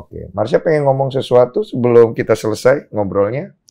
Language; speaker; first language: Indonesian; native; Indonesian